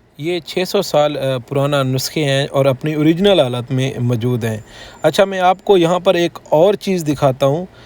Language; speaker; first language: Urdu; non-native, local second language; Punjabi